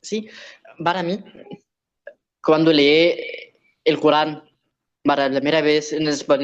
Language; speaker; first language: Spanish; non-native, learner; Arabic